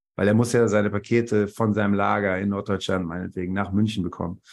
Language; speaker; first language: German; native; German